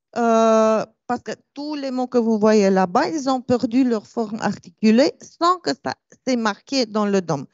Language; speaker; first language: French; non-native, fluent; Romanian